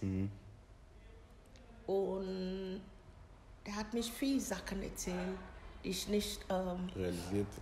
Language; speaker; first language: German; non-native, learner; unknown